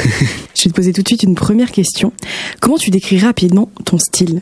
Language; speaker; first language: French; native; French